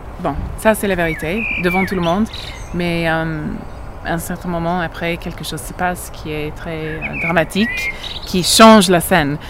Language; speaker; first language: French; non-native, fluent; English